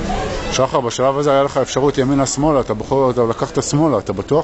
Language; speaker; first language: Hebrew; native; Hebrew